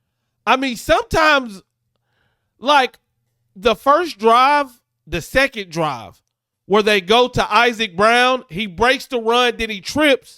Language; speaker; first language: English; native; English